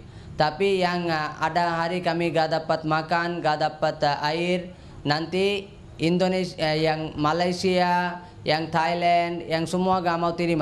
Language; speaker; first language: Indonesian; non-native, learner; Rohingya